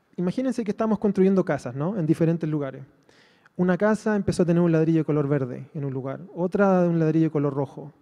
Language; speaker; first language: Spanish; native; Spanish